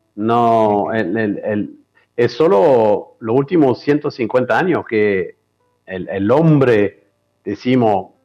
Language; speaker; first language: Spanish; non-native, fluent; French